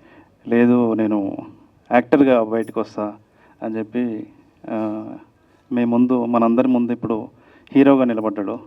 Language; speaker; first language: Telugu; native; Telugu